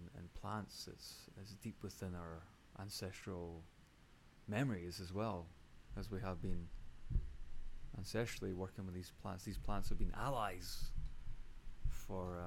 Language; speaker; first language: English; native; English